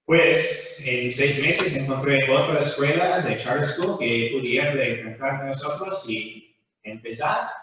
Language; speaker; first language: Spanish; non-native, fluent; English